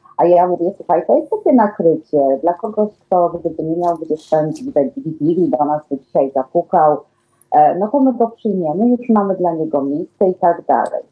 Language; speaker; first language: Polish; native; Polish